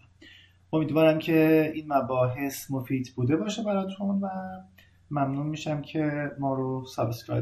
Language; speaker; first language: Persian; native; Persian